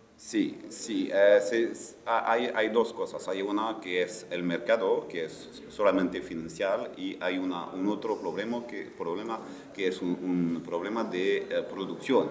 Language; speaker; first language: Spanish; non-native, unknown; French